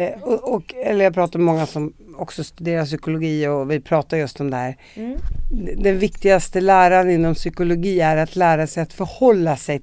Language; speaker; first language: Swedish; native; Swedish